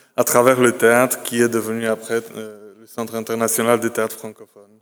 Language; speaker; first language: French; non-native, fluent; Polish